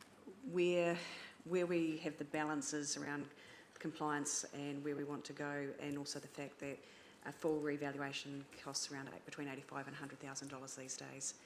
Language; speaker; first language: English; native; English